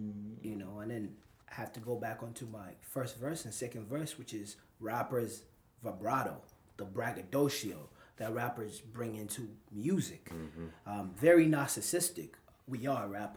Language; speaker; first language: English; non-native, local second language; Ganda